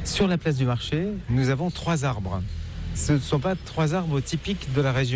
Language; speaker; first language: French; native; French